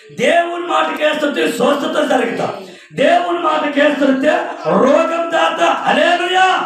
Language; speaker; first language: Telugu; non-native, local second language; Koya